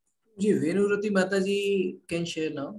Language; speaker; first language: Hindi; native; Hindi